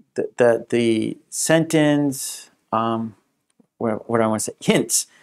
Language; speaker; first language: English; native; English